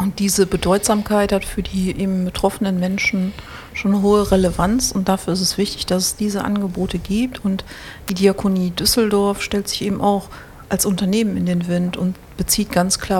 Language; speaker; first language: German; native; German